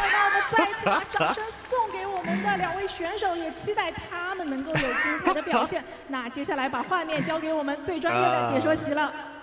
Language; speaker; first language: Chinese; native; Chinese